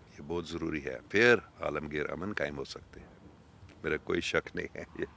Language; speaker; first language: Urdu; non-native, local second language; English